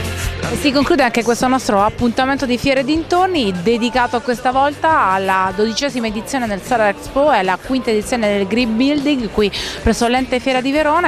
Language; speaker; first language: Italian; native; Italian